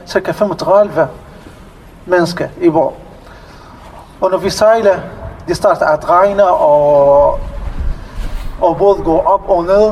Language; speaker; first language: Danish; non-native, learner; Arabic